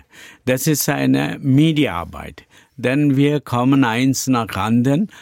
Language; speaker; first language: German; non-native, learner; Tamil